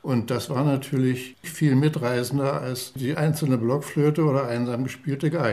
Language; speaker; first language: German; native; German